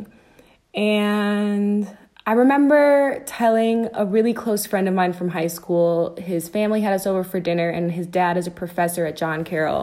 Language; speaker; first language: English; native; English